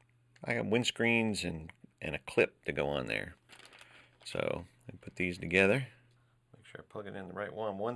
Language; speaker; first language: English; native; English